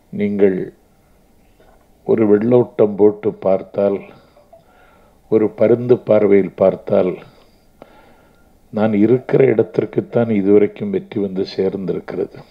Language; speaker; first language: Tamil; native; Tamil